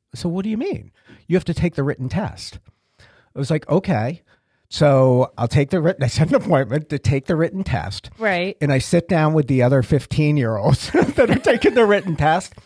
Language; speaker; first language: English; native; English